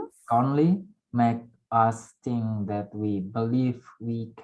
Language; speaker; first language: English; non-native, learner; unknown